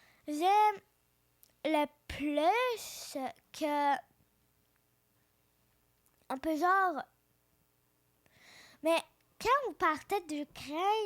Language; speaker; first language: French; early bilingual, other home language; Ukrainian